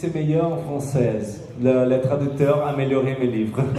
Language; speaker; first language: French; non-native, learner; Portuguese